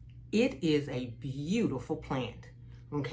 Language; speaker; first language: English; native; English